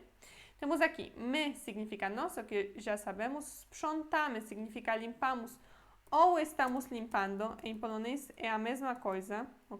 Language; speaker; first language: Portuguese; non-native, fluent; Polish